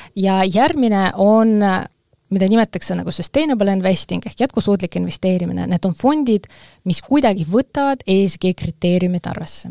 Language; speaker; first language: Estonian; non-native, local second language; Russian